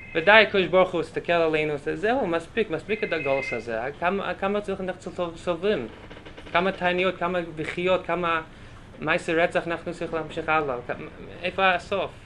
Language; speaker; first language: Hebrew; native; Hebrew